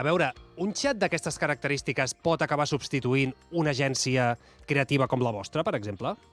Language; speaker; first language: Catalan; native; Catalan